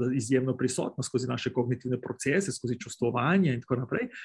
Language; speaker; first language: Slovenian; native; Slovenian